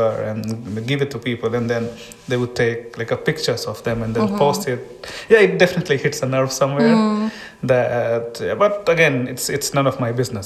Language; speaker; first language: English; non-native, local second language; Hindi